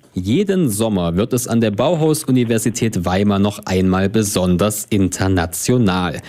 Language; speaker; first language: German; native; German